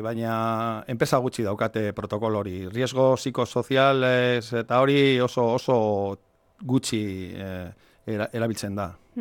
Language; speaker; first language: Basque; non-native, local second language; Spanish